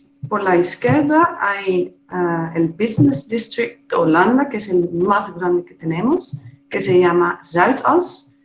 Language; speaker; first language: Spanish; non-native, fluent; Dutch